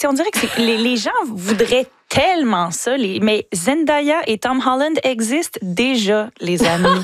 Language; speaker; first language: French; native; French